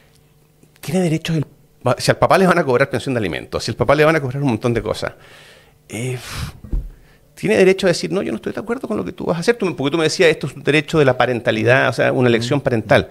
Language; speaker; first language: Spanish; native; Spanish